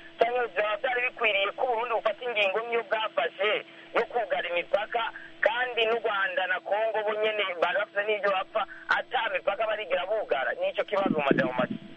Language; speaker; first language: Rundi; native; Rundi